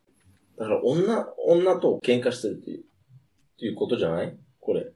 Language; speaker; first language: Japanese; non-native, fluent; English